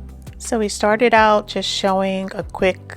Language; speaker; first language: English; native; English